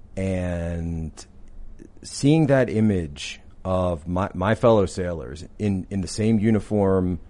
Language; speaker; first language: English; native; English